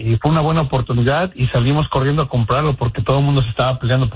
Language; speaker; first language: Spanish; native; Spanish